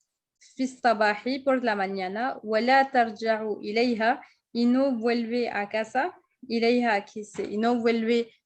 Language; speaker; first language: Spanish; non-native, fluent; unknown